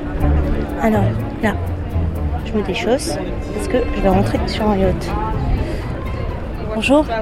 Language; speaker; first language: French; native; French